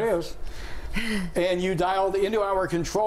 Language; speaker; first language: English; native; English